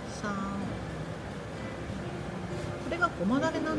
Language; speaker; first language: Japanese; native; Japanese